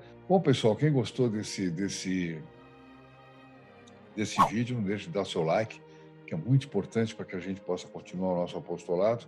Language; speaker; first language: Portuguese; native; Portuguese